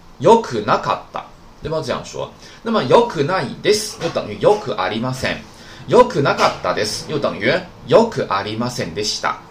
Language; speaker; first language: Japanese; non-native, fluent; Chinese